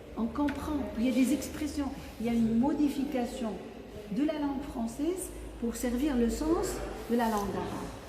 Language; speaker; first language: French; non-native, local second language; Arabic